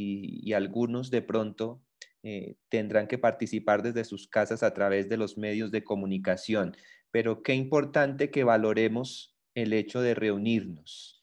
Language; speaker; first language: Spanish; native; Spanish